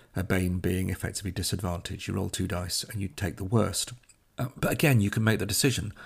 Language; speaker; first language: English; native; English